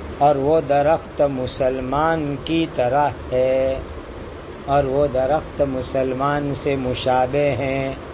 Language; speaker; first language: Urdu; non-native, local second language; Gujarati